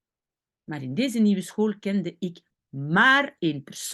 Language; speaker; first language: Dutch; non-native, fluent; French